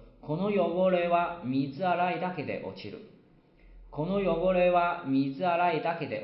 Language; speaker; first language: Japanese; non-native, fluent; Chinese